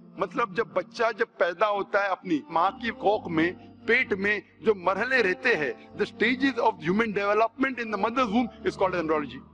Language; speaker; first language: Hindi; non-native, local second language; Konkani